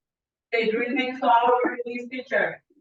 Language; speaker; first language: English; non-native, learner; Indonesian